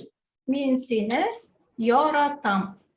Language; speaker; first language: Japanese; non-native, fluent; Tatar